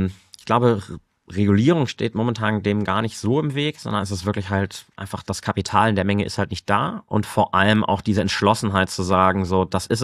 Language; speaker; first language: German; native; German